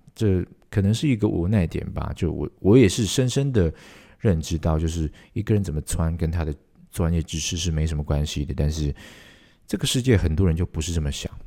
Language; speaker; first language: Chinese; non-native, local second language; Cantonese